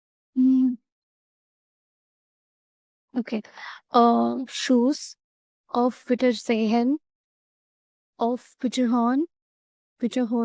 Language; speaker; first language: German; non-native, learner; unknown